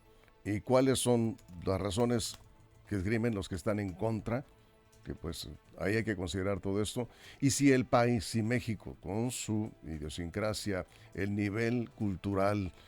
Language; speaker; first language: Spanish; native; Spanish